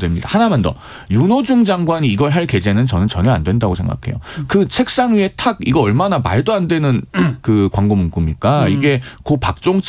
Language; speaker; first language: Korean; native; Korean